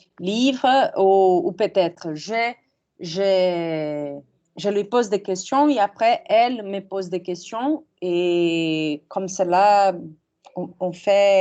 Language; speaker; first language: French; non-native, fluent; Portuguese